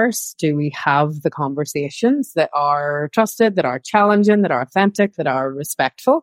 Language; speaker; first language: English; native; English